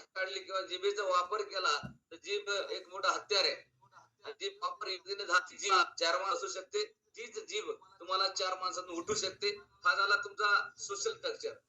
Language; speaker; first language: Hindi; non-native, local second language; Marathi